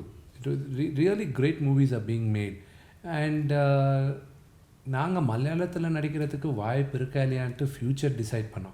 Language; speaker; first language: Tamil; non-native, local second language; Telugu